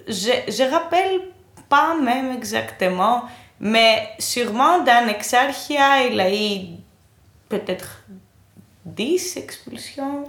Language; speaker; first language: French; non-native, fluent; Greek